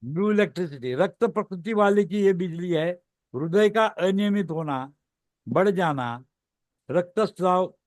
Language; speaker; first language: Hindi; non-native, local second language; Marathi